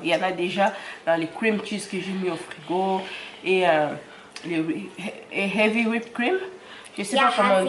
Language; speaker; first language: French; non-native, local second language; Lingala